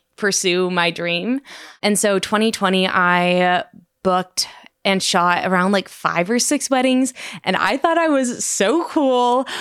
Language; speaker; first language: English; native; English